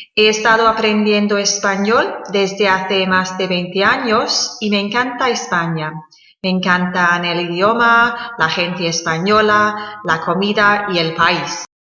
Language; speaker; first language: Spanish; non-native, fluent; English